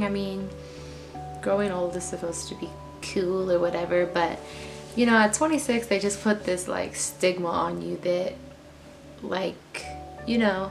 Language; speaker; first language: English; native; English